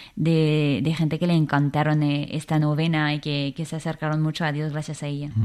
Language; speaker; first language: Spanish; non-native, fluent; French